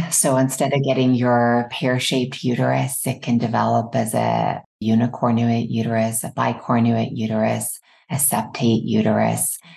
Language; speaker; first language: English; native; English